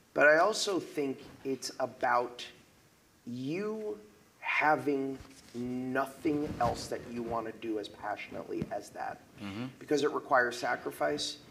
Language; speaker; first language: English; native; English